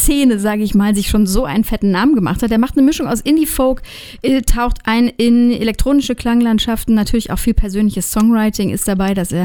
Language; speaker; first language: German; native; German